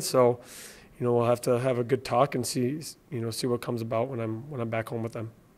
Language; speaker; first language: English; native; English